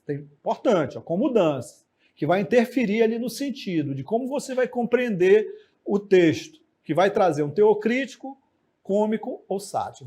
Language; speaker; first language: Portuguese; native; Portuguese